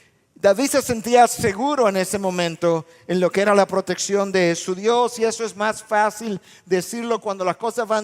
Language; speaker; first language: Spanish; native; Spanish